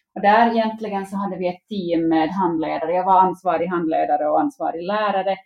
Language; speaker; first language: Swedish; native; Swedish